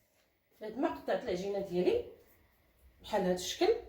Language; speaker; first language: Arabic; native; Arabic